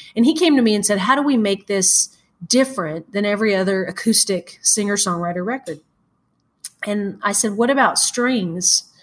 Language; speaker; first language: English; native; English